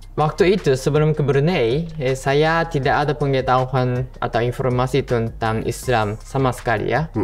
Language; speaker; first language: Indonesian; non-native, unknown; Japanese